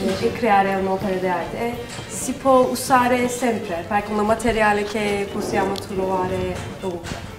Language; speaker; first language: Italian; non-native, learner; Turkish